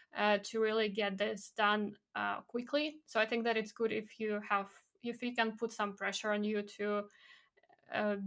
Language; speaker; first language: English; non-native, fluent; Belarusian